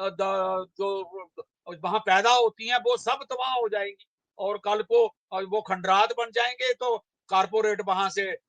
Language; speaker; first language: Hindi; non-native, local second language; Dogri